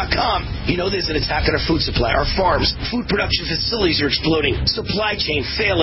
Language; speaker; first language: English; native; English